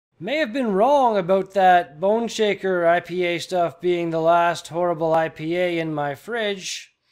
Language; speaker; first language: English; native; English